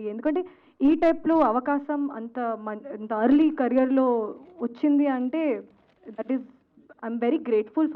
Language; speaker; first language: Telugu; non-native, local second language; Hindi